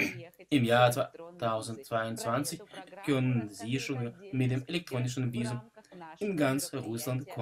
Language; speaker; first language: German; non-native, fluent; Russian